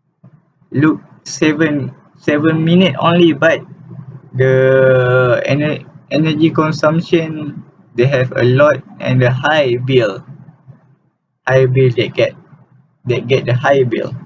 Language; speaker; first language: English; non-native, learner; Malay